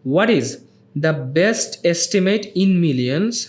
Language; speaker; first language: English; non-native, local second language; Bangla